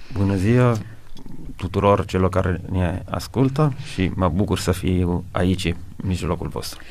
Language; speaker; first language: Romanian; non-native, fluent; Italian